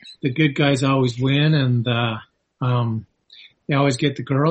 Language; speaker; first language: English; native; English